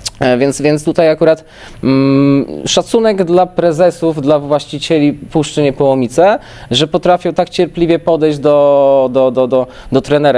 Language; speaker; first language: Polish; native; Polish